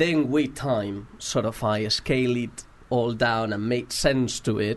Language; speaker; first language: English; non-native, fluent; Spanish